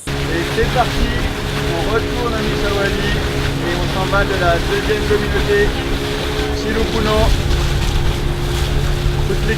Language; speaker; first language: French; native; French